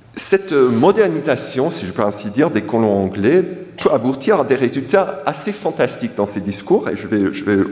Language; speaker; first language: French; non-native, fluent; English